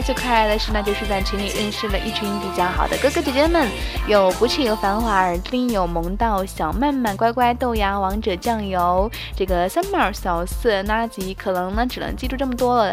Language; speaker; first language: Chinese; native; Chinese